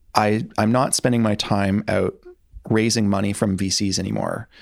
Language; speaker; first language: English; native; English